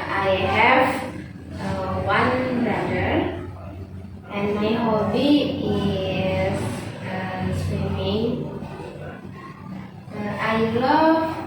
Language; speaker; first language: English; non-native, fluent; Indonesian